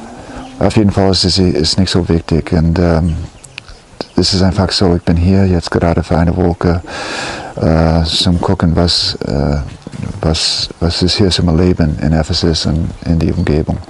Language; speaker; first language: German; non-native, fluent; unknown